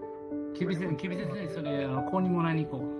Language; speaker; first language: Japanese; non-native, learner; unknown